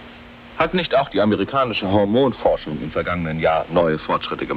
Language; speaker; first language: German; native; German